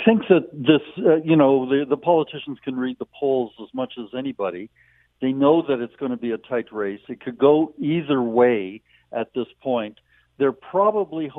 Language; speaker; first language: English; native; English